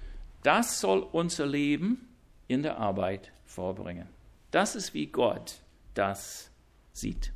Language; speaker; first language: German; non-native, fluent; English